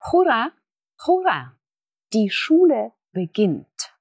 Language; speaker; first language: German; non-native, fluent; Russian